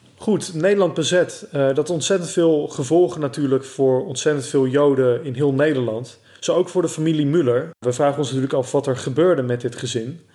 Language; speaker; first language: Dutch; native; Dutch